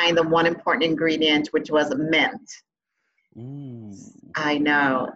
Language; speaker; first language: English; early bilingual, other home language; Spanish